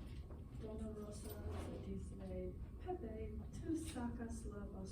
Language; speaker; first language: Spanish; non-native, learner; English